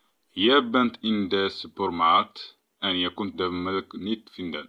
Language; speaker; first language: Dutch; non-native, fluent; Tigrinya